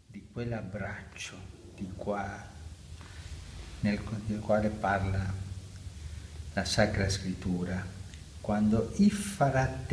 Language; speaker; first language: Italian; non-native, learner; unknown